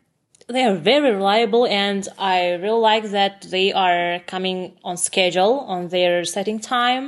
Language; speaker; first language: English; non-native, fluent; Turkmen